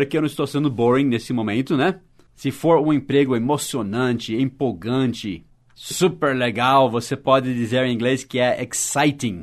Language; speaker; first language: Portuguese; non-native, fluent; English